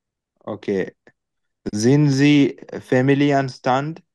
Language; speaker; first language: German; non-native, learner; Bangla